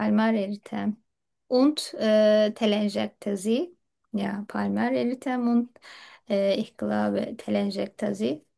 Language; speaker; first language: German; non-native, learner; Turkish